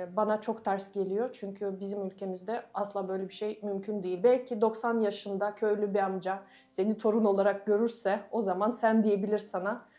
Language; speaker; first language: Turkish; non-native, fluent; Russian